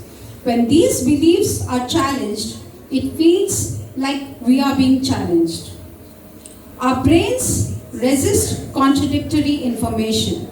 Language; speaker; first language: English; non-native, local second language; Marathi